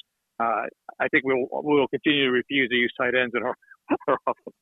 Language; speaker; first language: English; native; English